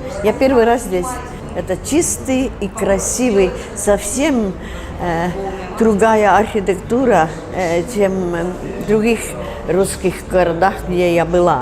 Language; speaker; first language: Russian; non-native, fluent; Estonian